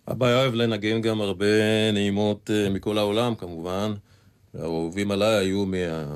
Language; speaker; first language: Hebrew; native; Hebrew